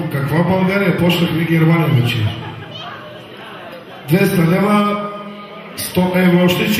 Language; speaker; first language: Bulgarian; non-native, local second language; Turkish